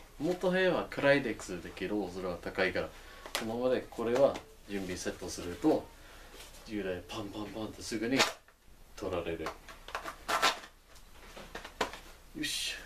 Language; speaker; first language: Japanese; non-native, learner; English